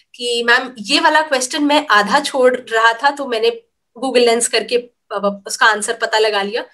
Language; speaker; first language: Hindi; native; Hindi